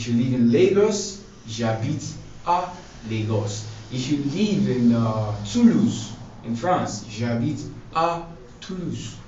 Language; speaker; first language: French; non-native, fluent; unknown